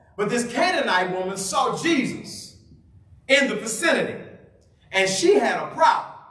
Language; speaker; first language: English; native; English